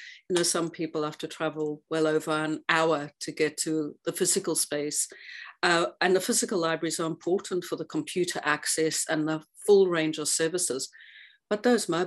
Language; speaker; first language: English; native; English